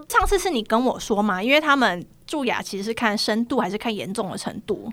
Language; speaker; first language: Chinese; native; Chinese